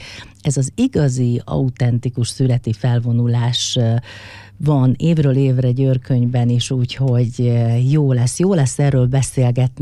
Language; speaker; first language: Hungarian; native; Hungarian